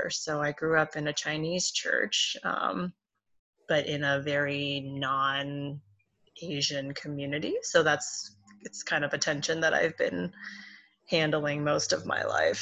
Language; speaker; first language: English; native; English